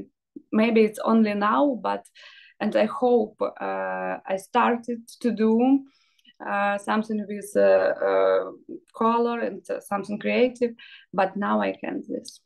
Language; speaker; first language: English; non-native, learner; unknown